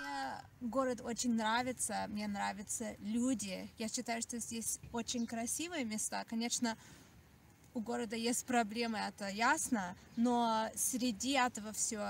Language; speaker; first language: Russian; early bilingual, heritage; Russian